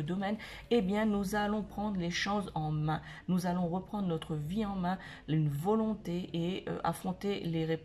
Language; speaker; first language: French; native; French